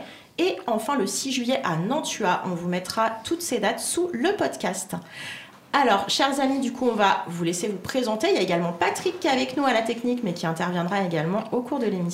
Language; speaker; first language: French; native; French